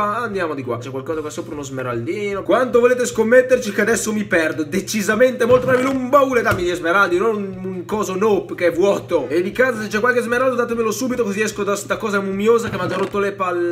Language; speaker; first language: Italian; native; Italian